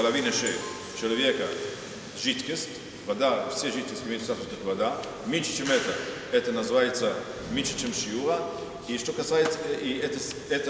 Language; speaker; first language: Russian; non-native, fluent; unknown